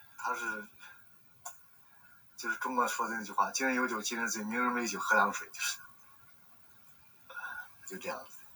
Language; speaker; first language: Chinese; native; Chinese